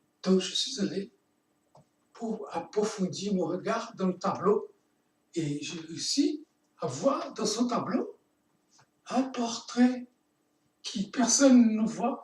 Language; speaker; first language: French; non-native, fluent; Portuguese